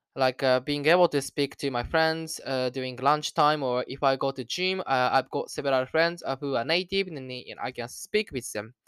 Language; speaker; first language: English; non-native, learner; Japanese